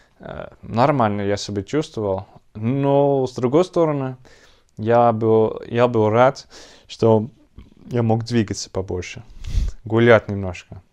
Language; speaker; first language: Russian; non-native, learner; Dutch